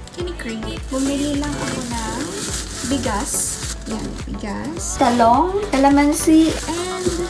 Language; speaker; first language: Filipino; native; Filipino